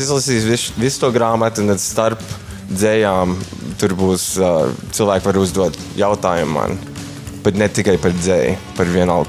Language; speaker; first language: Latvian; early bilingual, heritage; Latvian